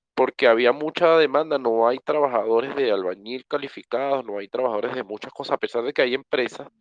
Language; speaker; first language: Spanish; native; Spanish